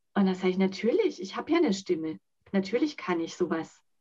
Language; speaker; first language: German; non-native, local second language; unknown